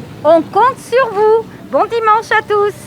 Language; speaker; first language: French; native; French